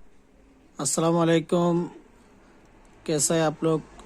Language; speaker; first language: Hindi; non-native, local second language; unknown